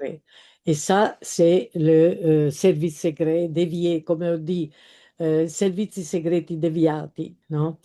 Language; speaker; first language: French; non-native, fluent; Italian